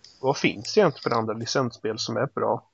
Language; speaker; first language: Swedish; native; Swedish